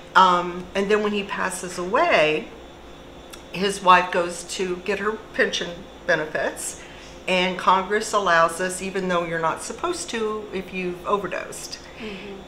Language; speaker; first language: English; native; English